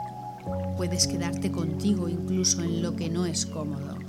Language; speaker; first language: Spanish; native; Spanish